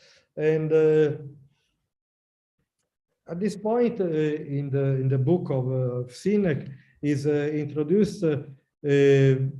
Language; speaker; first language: English; non-native, learner; Italian